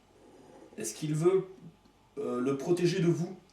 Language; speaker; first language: French; native; French